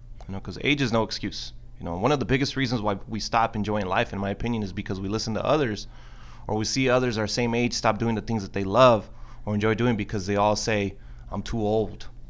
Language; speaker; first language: English; early bilingual, other home language; Spanish